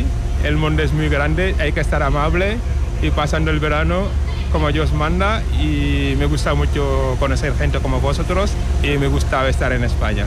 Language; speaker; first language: Spanish; non-native, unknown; Wolof